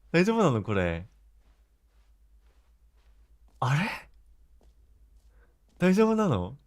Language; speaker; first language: Japanese; non-native, fluent; Korean